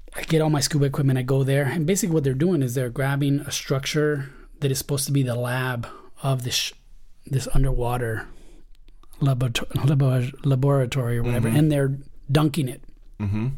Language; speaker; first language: English; early bilingual, other home language; Spanish